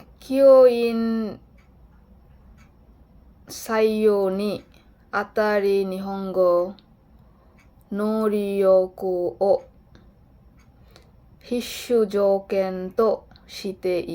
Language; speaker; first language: Japanese; non-native, learner; Bangla